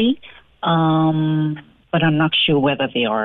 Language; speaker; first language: English; non-native, fluent; Chinese